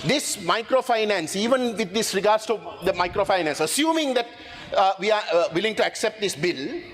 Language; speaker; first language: English; non-native, local second language; Tamil